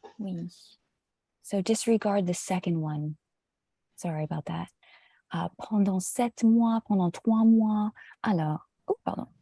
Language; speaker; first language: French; non-native, fluent; English